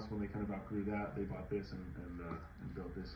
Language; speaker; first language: English; native; English